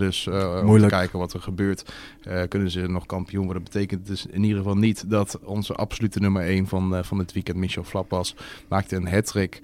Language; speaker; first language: Dutch; native; Dutch